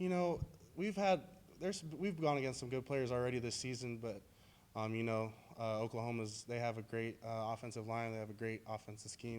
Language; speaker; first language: English; native; English